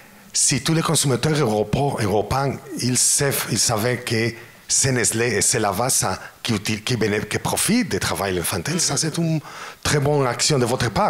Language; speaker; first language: French; non-native, learner; Spanish